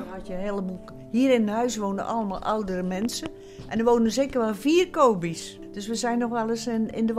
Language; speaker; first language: Dutch; native; Dutch